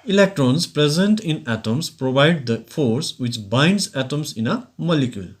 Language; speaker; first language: English; non-native, local second language; Nepali